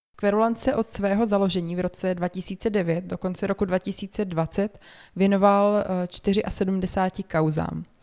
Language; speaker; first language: Czech; native; Czech